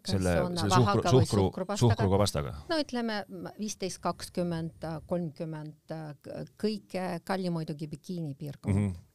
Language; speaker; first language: Estonian; non-native, local second language; Russian